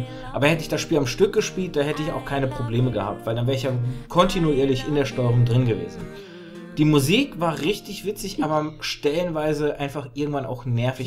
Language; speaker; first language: German; native; German